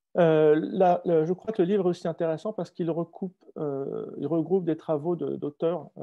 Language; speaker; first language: French; native; French